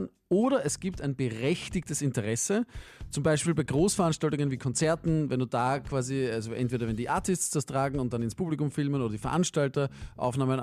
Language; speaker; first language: German; native; German